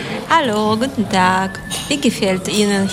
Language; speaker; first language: German; non-native, learner; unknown